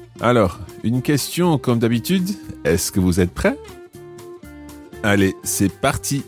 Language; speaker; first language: French; non-native, fluent; English